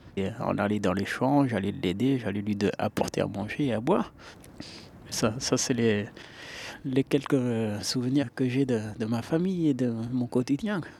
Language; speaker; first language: French; early bilingual, other home language; Amharic